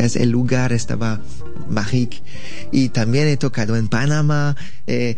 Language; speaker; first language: Spanish; non-native, learner; French